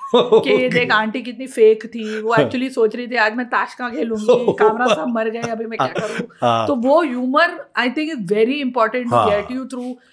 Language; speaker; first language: Hindi; native; Hindi